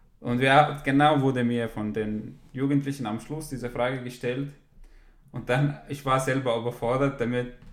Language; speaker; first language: German; non-native, fluent; Arabic